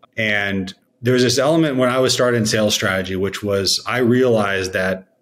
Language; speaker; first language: English; native; English